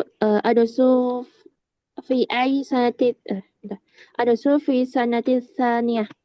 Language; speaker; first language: Arabic; non-native, learner; Indonesian